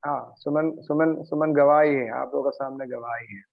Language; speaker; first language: Hindi; non-native, local second language; Malayalam